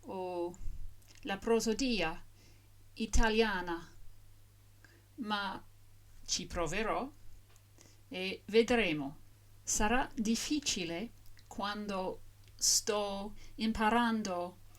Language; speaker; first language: Italian; non-native, fluent; English